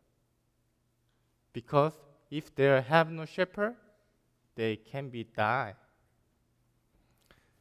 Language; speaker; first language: English; non-native, learner; Korean